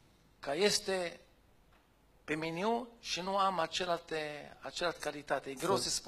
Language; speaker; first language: Romanian; non-native, fluent; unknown